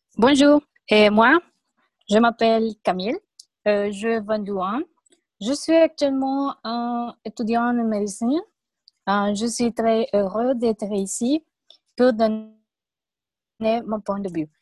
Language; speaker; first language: French; non-native, learner; Spanish